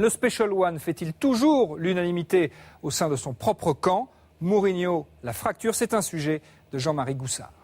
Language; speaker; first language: French; native; French